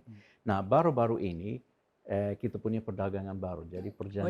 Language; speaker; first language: Indonesian; non-native, fluent; English